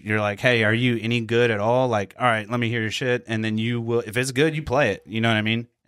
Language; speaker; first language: English; native; English